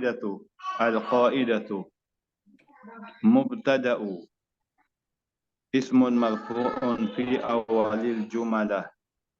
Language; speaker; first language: Arabic; non-native, learner; Indonesian